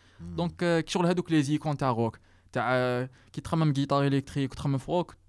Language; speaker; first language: French; non-native, local second language; Arabic